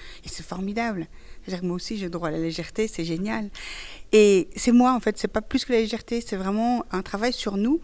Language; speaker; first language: French; early bilingual, other home language; Persian